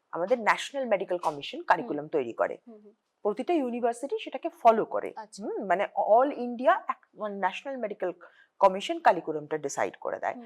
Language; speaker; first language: Bangla; native; Bangla